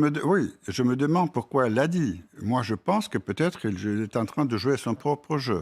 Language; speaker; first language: French; non-native, fluent; Russian